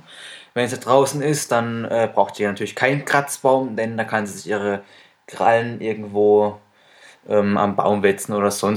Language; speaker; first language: German; native; German